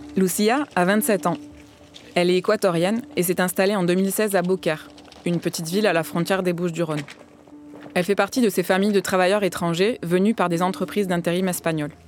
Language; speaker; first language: French; native; French